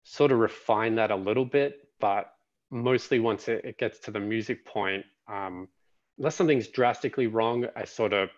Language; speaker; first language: English; native; English